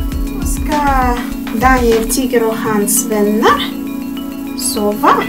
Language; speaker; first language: Swedish; non-native, fluent; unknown